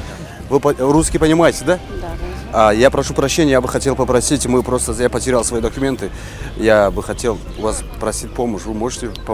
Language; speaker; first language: Russian; non-native, local second language; Tajik